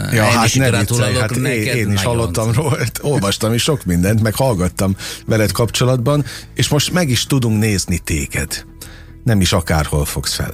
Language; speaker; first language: Hungarian; native; Hungarian